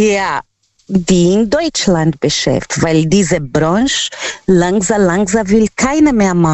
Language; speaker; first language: German; non-native, learner; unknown